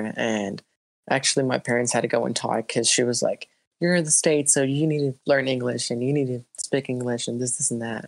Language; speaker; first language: English; early bilingual, other home language; Spanish